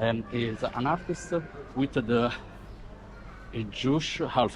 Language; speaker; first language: English; non-native, learner; Italian